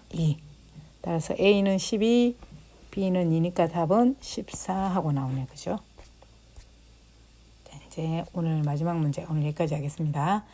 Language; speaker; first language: Korean; native; Korean